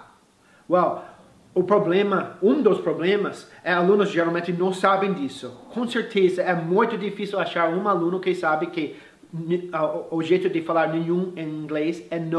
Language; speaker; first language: Portuguese; non-native, fluent; English